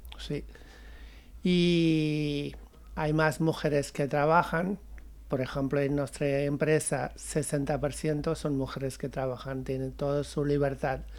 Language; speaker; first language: Spanish; non-native, fluent; Tamil